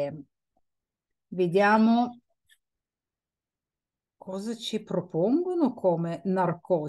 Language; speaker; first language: Italian; non-native, fluent; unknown